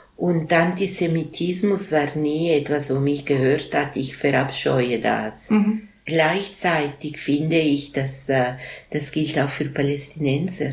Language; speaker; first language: German; non-native, fluent; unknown